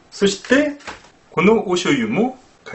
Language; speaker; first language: Japanese; non-native, fluent; Korean